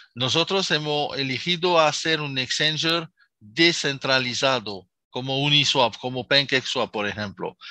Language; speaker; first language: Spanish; non-native, fluent; Arabic